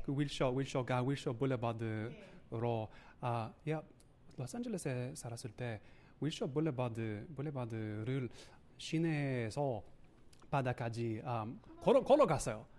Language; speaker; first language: Korean; non-native, learner; English